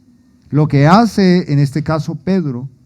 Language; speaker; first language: Spanish; native; Spanish